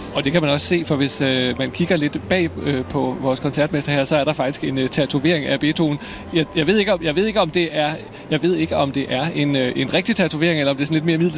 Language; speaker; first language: Danish; native; Danish